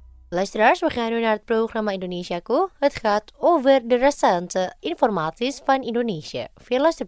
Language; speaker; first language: Dutch; non-native, fluent; Indonesian